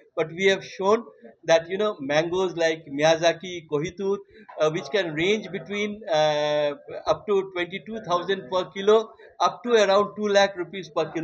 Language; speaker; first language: English; non-native, local second language; Bangla